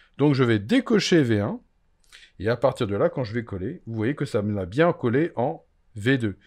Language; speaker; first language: French; native; French